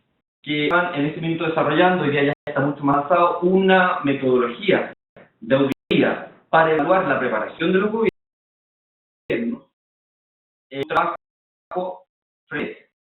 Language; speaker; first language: Spanish; native; Spanish